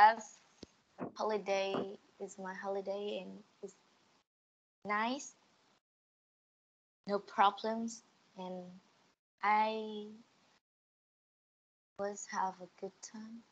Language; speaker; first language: English; non-native, learner; Vietnamese